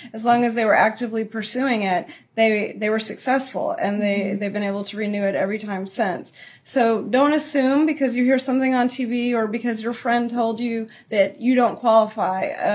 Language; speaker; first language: English; early bilingual, other home language; Spanish